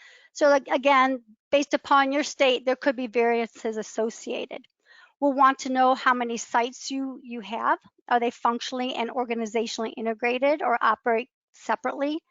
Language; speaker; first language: English; native; English